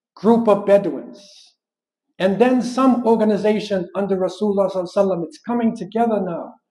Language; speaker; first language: English; native; English